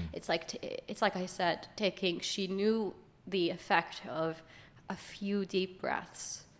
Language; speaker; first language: English; early bilingual, other home language; Hebrew